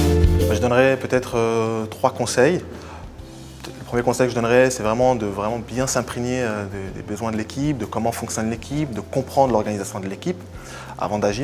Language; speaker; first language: French; native; French